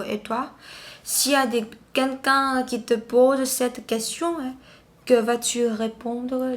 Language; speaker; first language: French; non-native, learner; Vietnamese